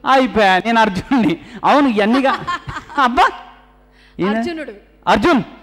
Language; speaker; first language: Telugu; native; Telugu